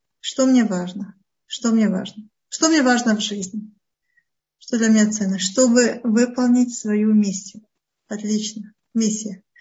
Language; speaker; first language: Russian; early bilingual, heritage; Russian